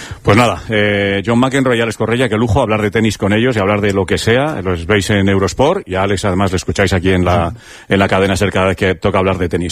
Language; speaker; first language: Spanish; native; Spanish